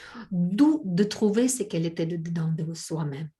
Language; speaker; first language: French; non-native, learner; Russian